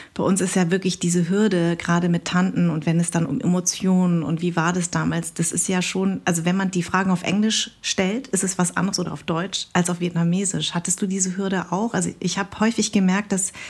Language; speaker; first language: German; early bilingual, other home language; Vietnamese